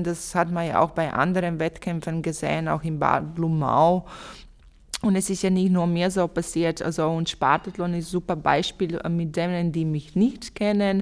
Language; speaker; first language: German; non-native, fluent; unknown